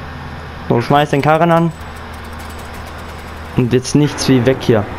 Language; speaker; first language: German; native; German